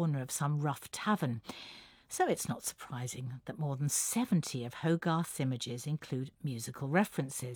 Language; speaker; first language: English; native; English